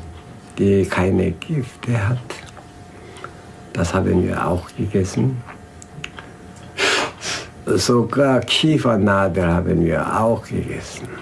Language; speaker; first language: German; non-native, fluent; Korean